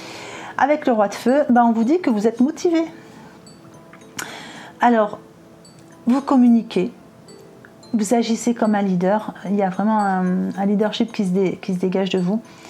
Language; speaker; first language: French; native; French